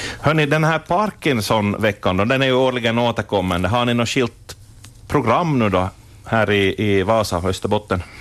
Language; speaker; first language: Swedish; native; Swedish